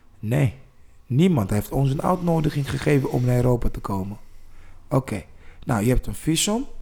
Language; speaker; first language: Dutch; non-native, fluent; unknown